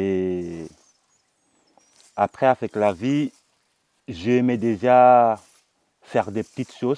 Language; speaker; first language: French; non-native, local second language; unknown